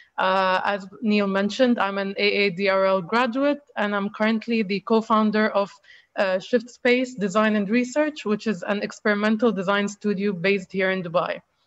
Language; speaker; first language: English; non-native, fluent; Arabic